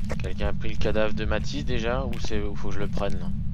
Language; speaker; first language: French; native; French